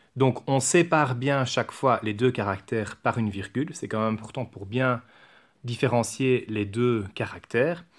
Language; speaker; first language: French; native; French